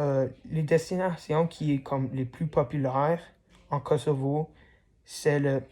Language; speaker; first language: French; non-native, learner; English